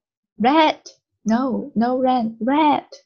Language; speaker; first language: English; non-native, learner; Vietnamese